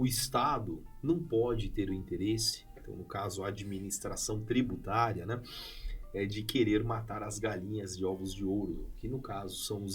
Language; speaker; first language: Portuguese; native; Portuguese